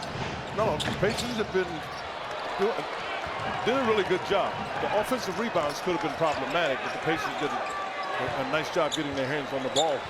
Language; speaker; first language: English; native; English